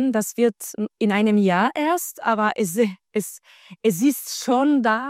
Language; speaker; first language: German; non-native, fluent; Spanish